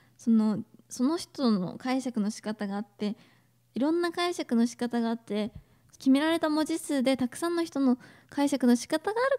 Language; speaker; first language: Japanese; native; Japanese